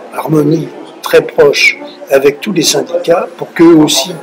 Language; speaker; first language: French; native; French